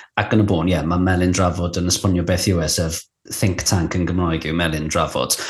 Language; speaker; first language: Welsh; non-native, local second language; English